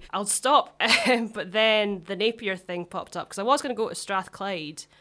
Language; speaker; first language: English; native; English